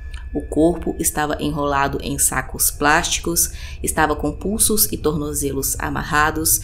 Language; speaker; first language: Portuguese; native; Portuguese